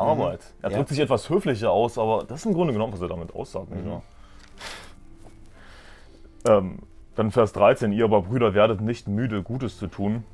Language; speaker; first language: German; native; German